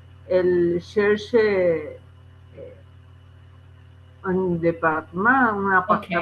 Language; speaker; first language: French; non-native, learner; Spanish